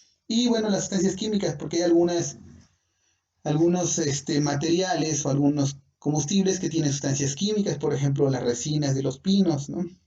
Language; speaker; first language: Spanish; native; Spanish